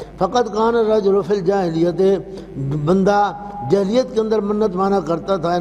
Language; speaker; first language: Urdu; non-native, local second language; Saraiki